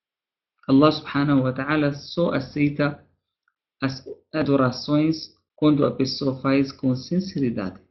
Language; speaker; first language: Portuguese; non-native, fluent; Arabic